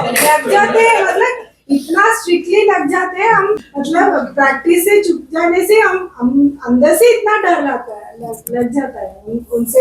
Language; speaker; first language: Hindi; non-native, local second language; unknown